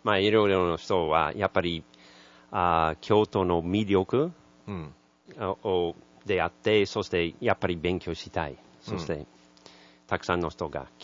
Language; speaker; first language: Japanese; non-native, learner; English